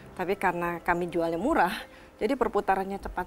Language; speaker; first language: Indonesian; native; Indonesian